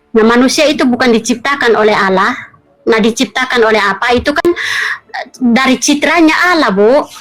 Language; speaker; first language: Indonesian; non-native, local second language; Tetum